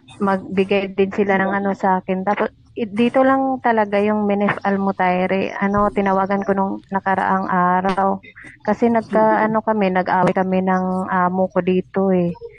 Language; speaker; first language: Filipino; non-native, local second language; Cebuano